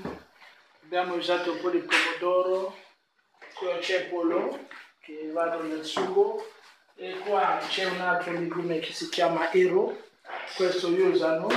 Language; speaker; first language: Italian; non-native, learner; English